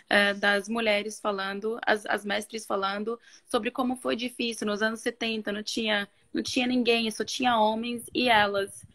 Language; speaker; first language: Portuguese; non-native, fluent; Norwegian